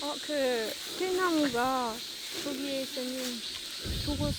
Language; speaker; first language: Korean; non-native, learner; French